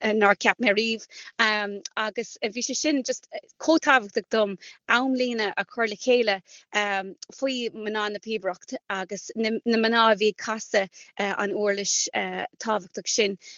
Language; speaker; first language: Irish; non-native, local second language; English